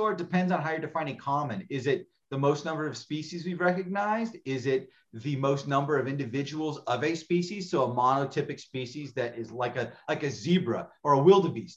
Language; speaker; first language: English; native; English